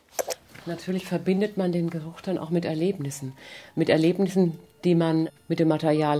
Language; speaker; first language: German; native; German